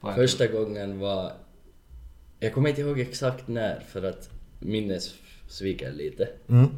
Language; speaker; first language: Swedish; early bilingual, other home language; Arabic